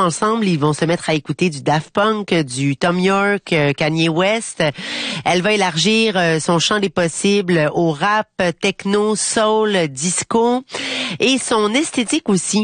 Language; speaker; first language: French; native; French